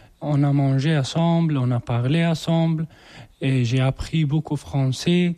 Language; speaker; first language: French; non-native, learner; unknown